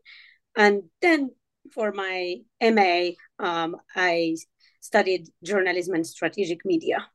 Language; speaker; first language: English; non-native, fluent; Arabic